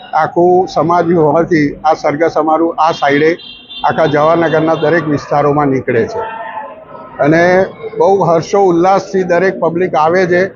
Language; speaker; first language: Gujarati; non-native, local second language; Sindhi